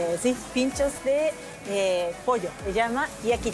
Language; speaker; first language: Spanish; non-native, fluent; Japanese